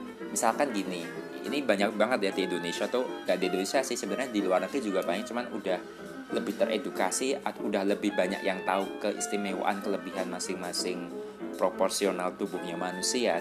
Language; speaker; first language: Indonesian; early bilingual, heritage; Indonesian